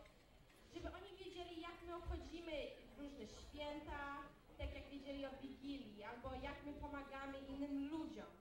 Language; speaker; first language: Polish; early bilingual, heritage; Polish